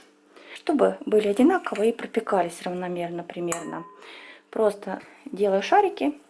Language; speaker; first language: Russian; native; Russian